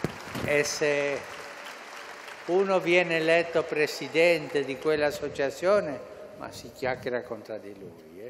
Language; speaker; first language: Italian; non-native, fluent; Spanish